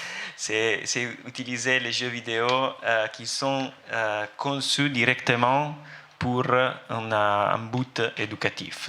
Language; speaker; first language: French; non-native, fluent; Italian